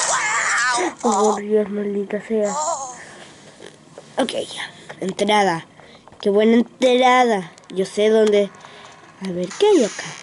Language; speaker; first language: Spanish; native; Spanish